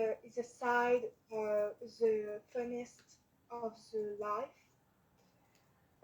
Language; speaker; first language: English; non-native, learner; French